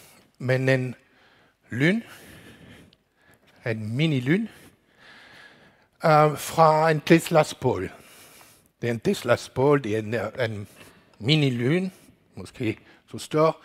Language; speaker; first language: Danish; non-native, learner; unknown